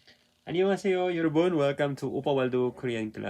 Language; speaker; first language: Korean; non-native, fluent; Filipino